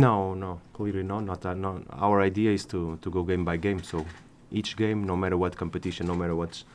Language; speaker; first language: English; non-native, fluent; Portuguese